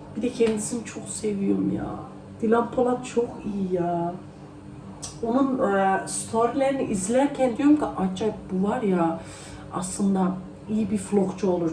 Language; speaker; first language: Turkish; early bilingual, heritage; Turkish